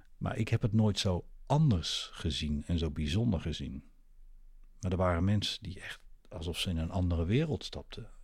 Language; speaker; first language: Dutch; native; Dutch